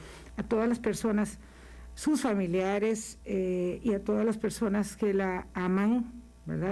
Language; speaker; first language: Spanish; native; Spanish